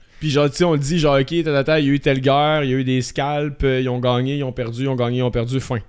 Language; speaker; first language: French; native; French